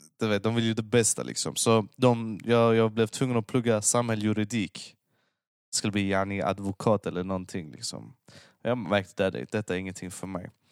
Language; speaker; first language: Swedish; early bilingual, other home language; Persian